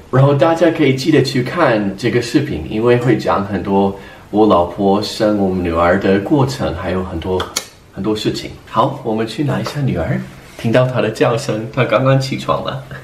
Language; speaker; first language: Chinese; non-native, fluent; English